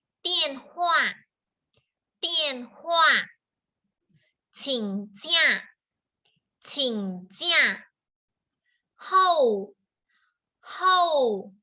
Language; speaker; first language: Chinese; non-native, fluent; Thai